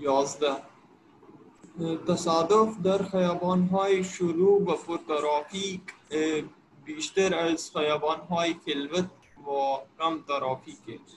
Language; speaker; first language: Persian; non-native, learner; Urdu